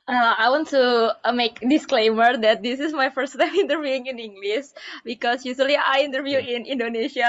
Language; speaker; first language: English; non-native, fluent; Indonesian